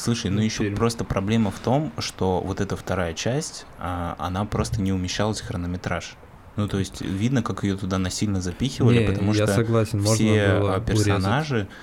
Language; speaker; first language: Russian; native; Russian